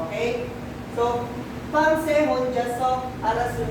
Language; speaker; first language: Korean; non-native, fluent; Filipino